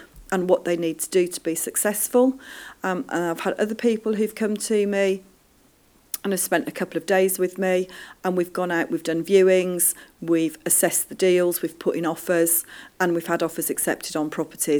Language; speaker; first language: English; native; English